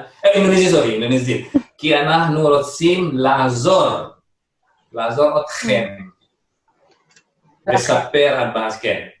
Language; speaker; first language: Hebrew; non-native, fluent; Indonesian